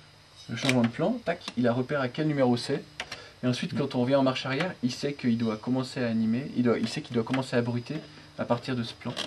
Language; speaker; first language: French; native; French